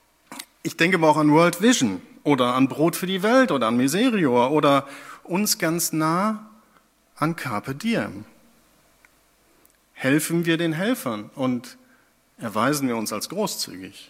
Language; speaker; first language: German; native; German